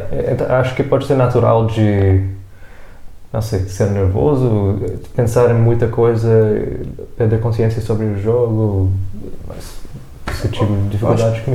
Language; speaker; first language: Portuguese; non-native, fluent; English